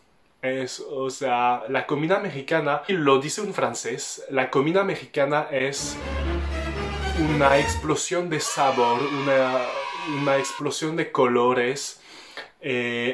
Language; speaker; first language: Spanish; non-native, fluent; French